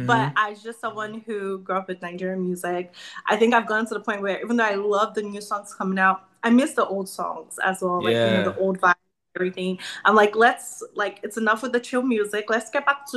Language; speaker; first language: English; native; English